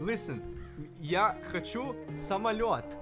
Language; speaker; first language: Russian; early bilingual, heritage; Russian